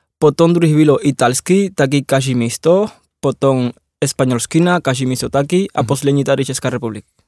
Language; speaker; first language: Czech; non-native, learner; Spanish